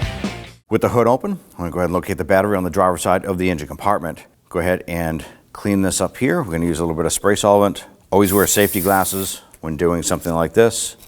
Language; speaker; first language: English; native; English